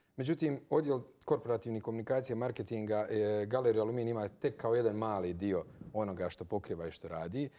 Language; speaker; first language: Croatian; native; Croatian